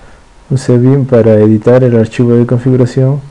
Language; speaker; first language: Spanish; native; Spanish